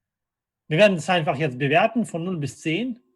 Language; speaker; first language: German; non-native, fluent; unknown